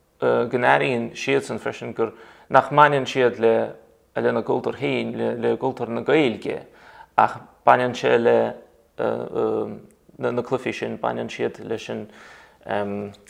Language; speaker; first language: Irish; non-native, fluent; Russian